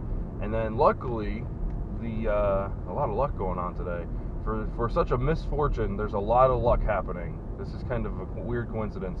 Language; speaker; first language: English; native; English